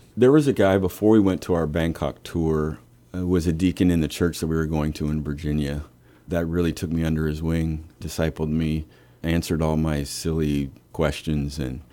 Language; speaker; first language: English; native; English